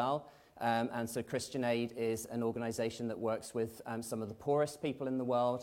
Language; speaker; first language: English; native; English